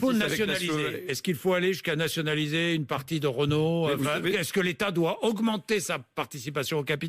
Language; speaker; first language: French; native; French